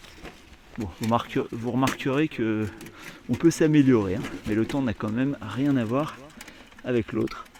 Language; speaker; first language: French; native; French